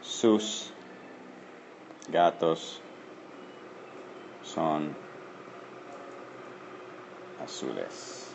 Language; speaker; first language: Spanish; non-native, fluent; English